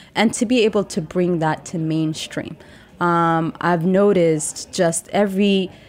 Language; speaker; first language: English; non-native, fluent; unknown